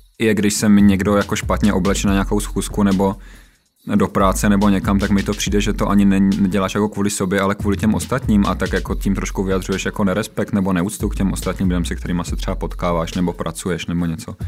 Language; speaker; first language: Czech; native; Czech